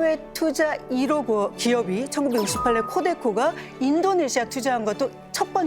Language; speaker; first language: Korean; native; Korean